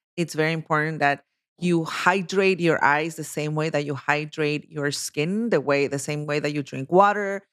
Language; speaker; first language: English; non-native, fluent; Spanish